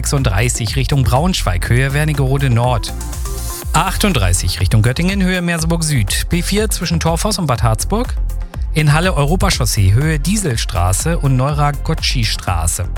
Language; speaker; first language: German; native; German